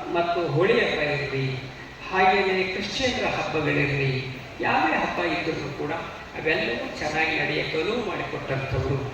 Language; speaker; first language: Kannada; native; Kannada